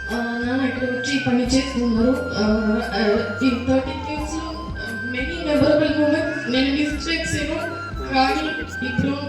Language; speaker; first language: Telugu; non-native, learner; Tamil